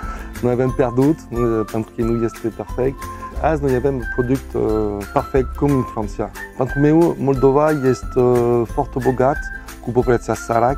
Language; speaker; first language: Romanian; non-native, learner; French